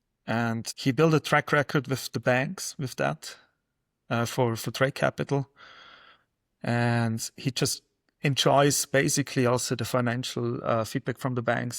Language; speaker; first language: English; non-native, fluent; German